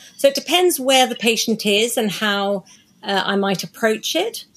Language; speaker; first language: English; native; English